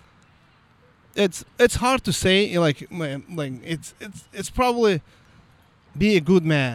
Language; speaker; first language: English; non-native, fluent; Azerbaijani